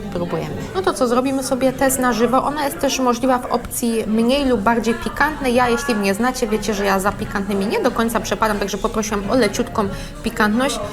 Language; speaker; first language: Polish; native; Polish